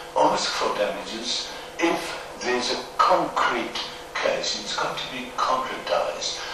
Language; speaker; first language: English; non-native, local second language; Afrikaans